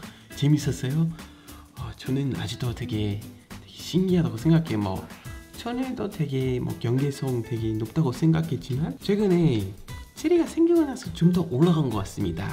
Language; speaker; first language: Korean; non-native, fluent; English